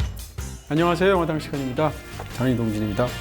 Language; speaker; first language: Korean; native; Korean